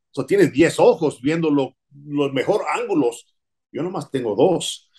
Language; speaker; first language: Spanish; early bilingual, heritage; Spanish